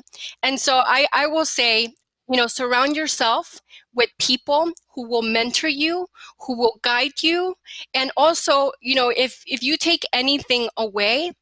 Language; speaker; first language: English; early bilingual, other home language; Spanish